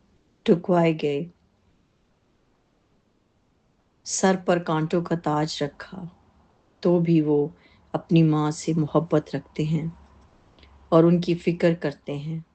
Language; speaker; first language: Urdu; native; Urdu